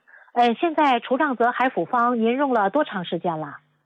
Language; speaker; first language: Chinese; native; Chinese